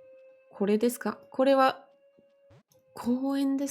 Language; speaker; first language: Japanese; non-native, fluent; French